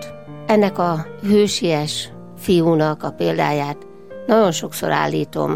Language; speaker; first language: Hungarian; native; Hungarian